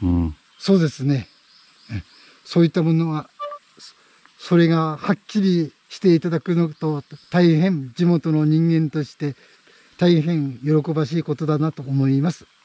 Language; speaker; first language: Japanese; native; Japanese